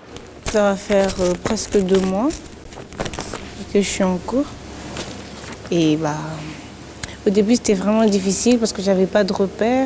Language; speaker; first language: French; non-native, local second language; Comorian